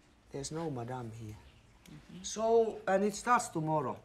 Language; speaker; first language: English; non-native, fluent; Finnish